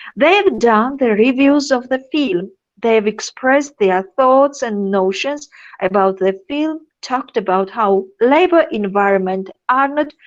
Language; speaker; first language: English; non-native, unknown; Georgian